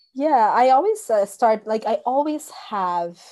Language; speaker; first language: English; non-native, fluent; Portuguese